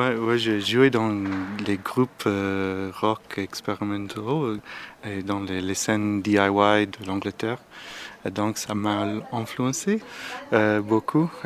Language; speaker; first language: French; non-native, learner; English